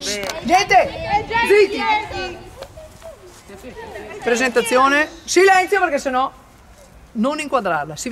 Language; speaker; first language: Italian; native; Italian